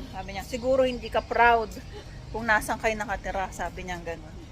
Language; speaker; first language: Filipino; native; Filipino